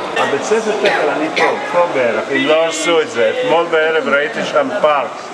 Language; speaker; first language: Hebrew; non-native, fluent; Russian